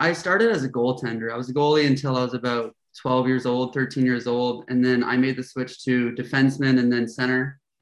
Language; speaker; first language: English; native; English